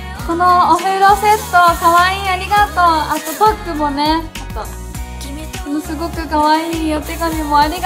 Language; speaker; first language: Japanese; native; Japanese